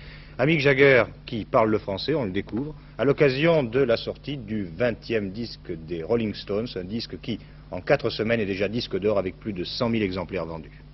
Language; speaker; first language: French; native; French